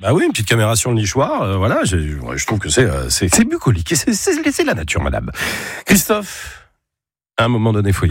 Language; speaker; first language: French; native; French